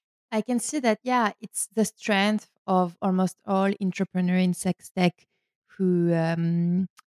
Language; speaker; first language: English; non-native, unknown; French